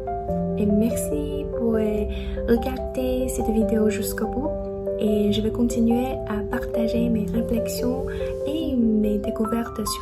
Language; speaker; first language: French; non-native, learner; Chinese